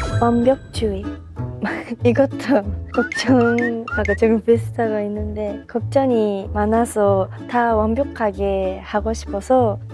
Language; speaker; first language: Korean; non-native, learner; Japanese